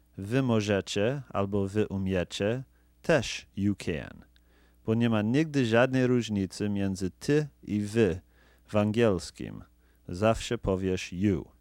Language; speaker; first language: Polish; non-native, fluent; English